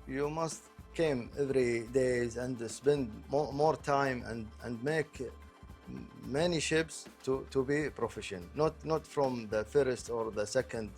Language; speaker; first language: English; non-native, local second language; Arabic